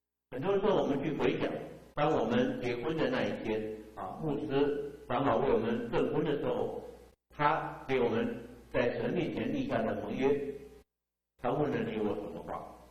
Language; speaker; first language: Chinese; native; Chinese